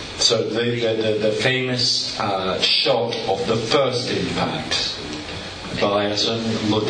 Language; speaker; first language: English; non-native, fluent; Italian